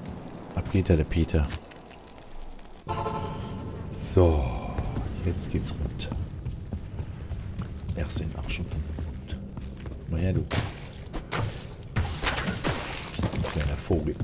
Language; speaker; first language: German; native; German